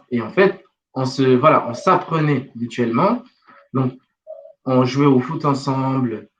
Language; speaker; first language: French; non-native, local second language; Wolof